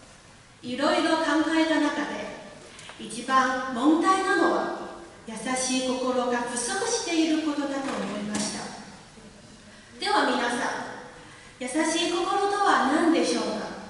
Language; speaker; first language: Japanese; non-native, learner; Chinese